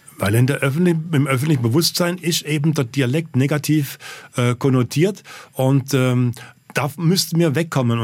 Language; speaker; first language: German; native; German